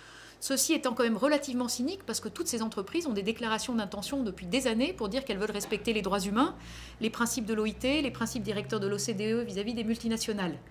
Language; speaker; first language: French; native; French